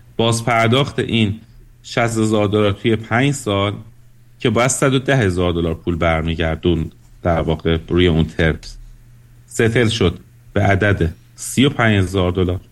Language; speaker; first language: Persian; native; Persian